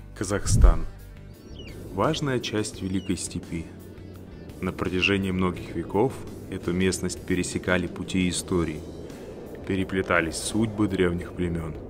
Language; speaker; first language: Russian; native; Russian